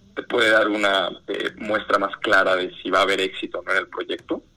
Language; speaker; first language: Spanish; native; Spanish